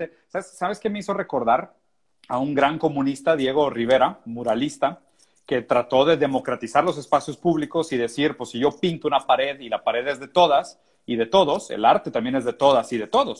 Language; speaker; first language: Spanish; native; Spanish